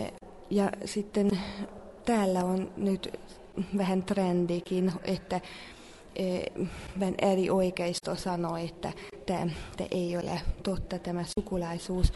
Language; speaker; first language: Finnish; non-native, fluent; Hungarian